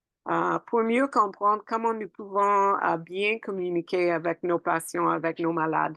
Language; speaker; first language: French; non-native, fluent; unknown